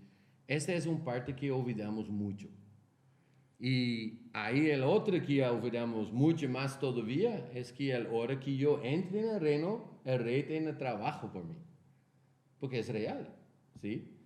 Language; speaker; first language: Spanish; non-native, fluent; Portuguese